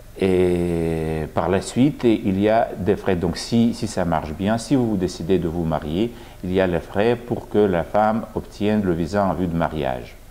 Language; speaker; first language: French; non-native, fluent; Russian